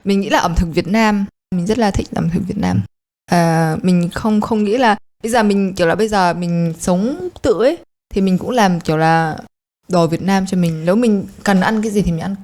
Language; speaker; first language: Vietnamese; early bilingual, heritage; Polish